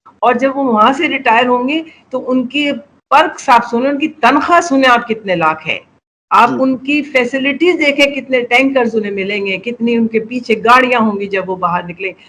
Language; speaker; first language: Urdu; native; Urdu